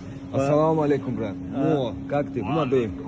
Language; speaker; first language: Russian; early bilingual, heritage; Russian